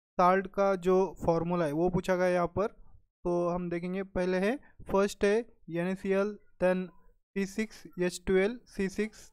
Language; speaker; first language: Hindi; non-native, local second language; Marathi